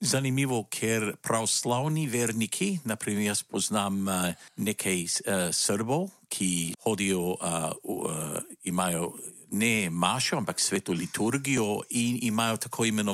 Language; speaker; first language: Slovenian; native; Slovenian